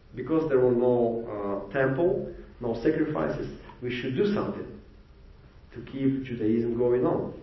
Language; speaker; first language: English; non-native, fluent; Ukrainian